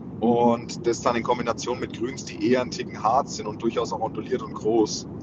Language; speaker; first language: German; native; German